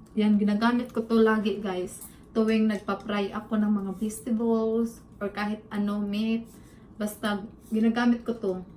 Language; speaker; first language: Filipino; non-native, local second language; Cebuano